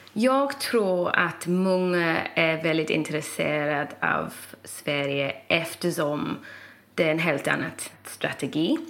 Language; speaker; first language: Swedish; non-native, fluent; English